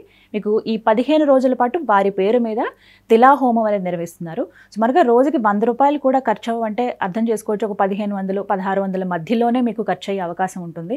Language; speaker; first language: Telugu; native; Telugu